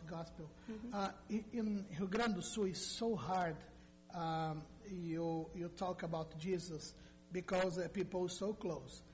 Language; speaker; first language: English; non-native, learner; Portuguese